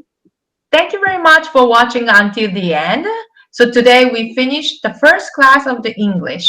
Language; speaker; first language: English; non-native, fluent; Japanese